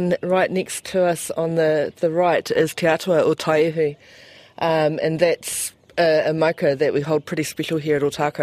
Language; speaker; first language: English; native; English